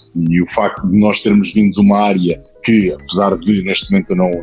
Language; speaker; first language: Portuguese; native; Portuguese